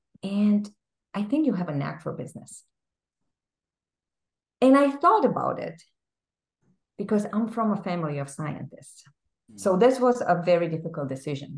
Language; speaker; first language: English; non-native, fluent; Czech